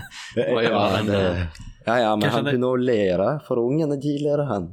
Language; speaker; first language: Norwegian; non-native, fluent; Russian